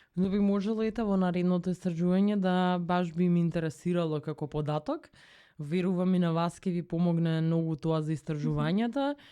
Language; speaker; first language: Macedonian; native; Macedonian